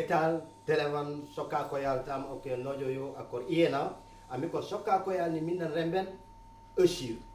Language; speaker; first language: Hungarian; non-native, fluent; Wolof